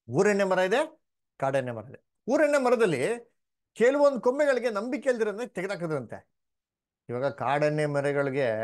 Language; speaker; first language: Kannada; native; Kannada